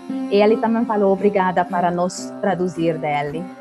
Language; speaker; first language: Portuguese; non-native, fluent; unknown